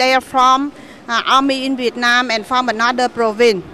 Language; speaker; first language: English; non-native, learner; Vietnamese